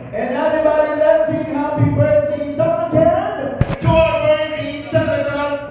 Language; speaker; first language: English; non-native, local second language; Filipino